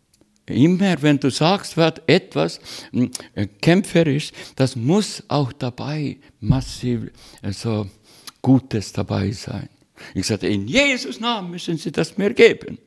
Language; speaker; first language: German; non-native, learner; Russian